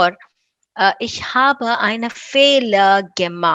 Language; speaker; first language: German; non-native, fluent; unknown